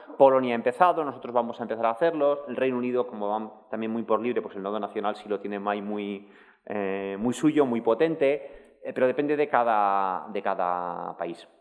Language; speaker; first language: Spanish; native; Spanish